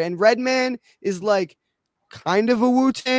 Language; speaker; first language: English; native; English